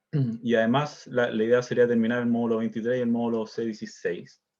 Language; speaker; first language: Spanish; native; Spanish